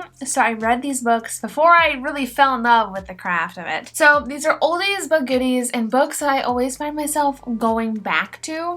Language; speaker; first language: English; native; English